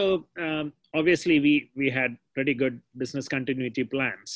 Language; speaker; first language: English; non-native, local second language; Malayalam